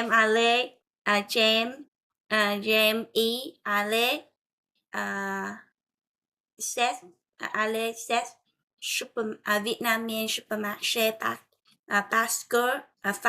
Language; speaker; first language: French; non-native, learner; Vietnamese